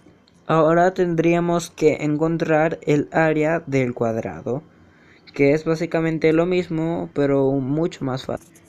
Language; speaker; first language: Spanish; native; Spanish